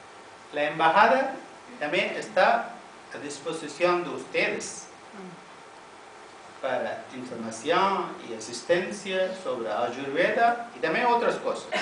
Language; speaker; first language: Spanish; non-native, fluent; Tamil